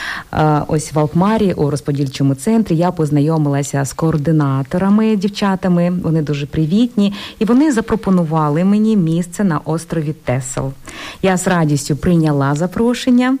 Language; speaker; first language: Ukrainian; native; Ukrainian